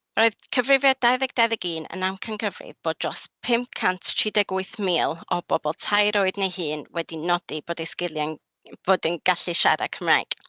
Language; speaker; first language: Welsh; native; Welsh